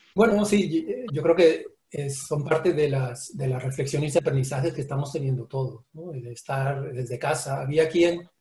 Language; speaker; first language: Spanish; native; Spanish